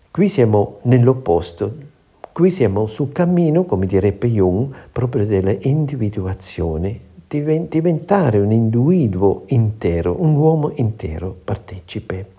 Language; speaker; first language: Italian; non-native, fluent; German